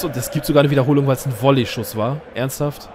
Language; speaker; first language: German; native; German